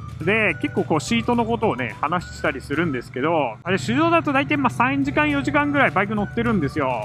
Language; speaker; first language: Japanese; native; Japanese